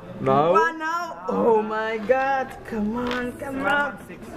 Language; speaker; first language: English; non-native, learner; Albanian